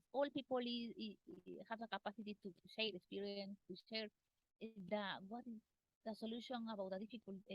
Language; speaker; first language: English; non-native, learner; Spanish